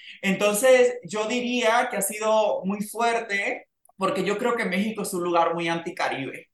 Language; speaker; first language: Spanish; native; Spanish